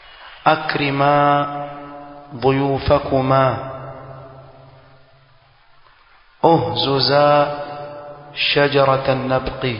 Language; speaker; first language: Arabic; non-native, fluent; Swahili